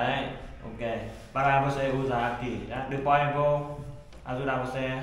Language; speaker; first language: Portuguese; non-native, learner; Vietnamese